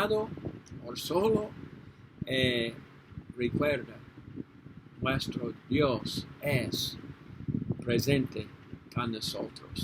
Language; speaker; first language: Spanish; non-native, learner; English